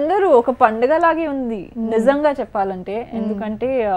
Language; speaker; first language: Telugu; non-native, learner; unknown